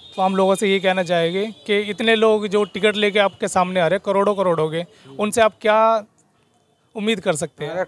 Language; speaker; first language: Hindi; native; Hindi